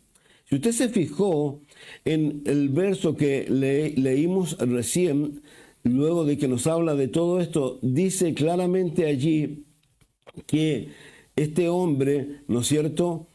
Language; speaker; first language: Spanish; native; Spanish